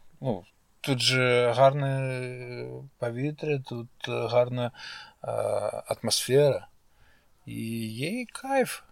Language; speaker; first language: Ukrainian; non-native, local second language; Russian